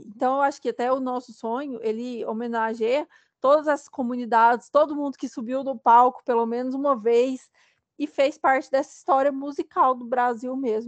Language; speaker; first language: Portuguese; native; Portuguese